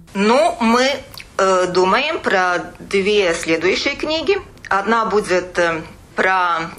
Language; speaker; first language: Russian; non-native, local second language; Latvian